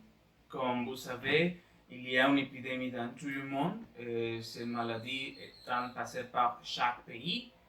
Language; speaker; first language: French; non-native, learner; Spanish